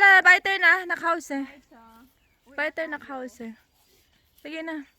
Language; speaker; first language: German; non-native, learner; Filipino